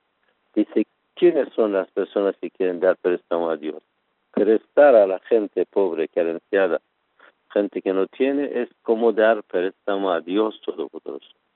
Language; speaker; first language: Spanish; non-native, fluent; Persian